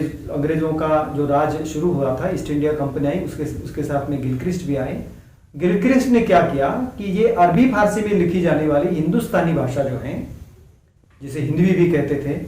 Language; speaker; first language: Hindi; non-native, local second language; Konkani